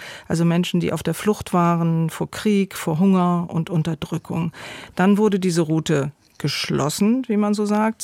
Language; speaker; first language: German; native; German